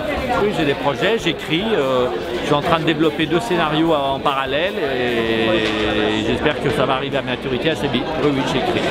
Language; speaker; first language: French; native; French